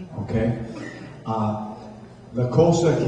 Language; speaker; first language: Spanish; non-native, fluent; English